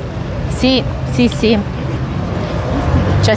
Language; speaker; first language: Italian; native; Italian